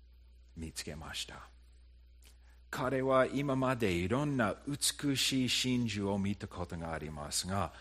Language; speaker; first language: Japanese; non-native, fluent; English